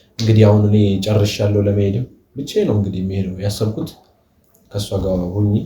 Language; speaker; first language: Amharic; native; Amharic